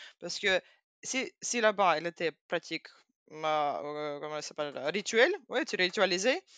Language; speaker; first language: French; non-native, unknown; Russian